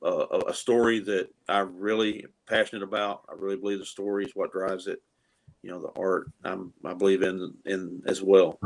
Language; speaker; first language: English; native; English